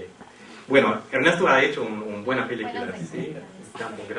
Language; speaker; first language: Spanish; non-native, fluent; English